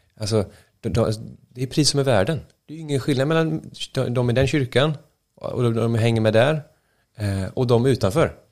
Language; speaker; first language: Swedish; native; Swedish